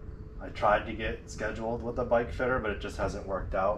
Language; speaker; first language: English; native; English